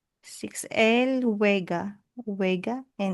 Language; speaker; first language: Spanish; non-native, learner; Filipino